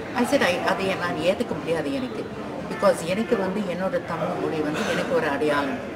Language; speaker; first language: Tamil; early bilingual, heritage; Tamil